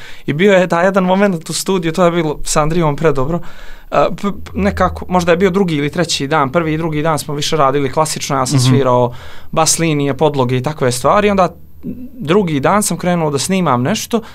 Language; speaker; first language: Serbian; native; Serbian